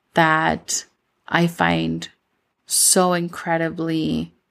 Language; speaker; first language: English; early bilingual, other home language; Spanish